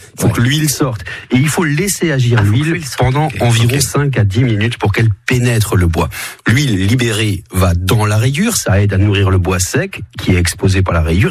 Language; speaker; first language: French; native; French